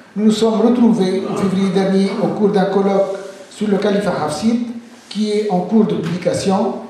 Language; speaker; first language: French; non-native, local second language; Arabic